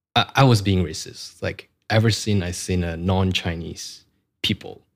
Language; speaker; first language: English; non-native, local second language; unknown